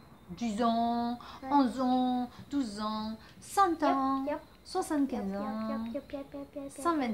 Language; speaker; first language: French; native; French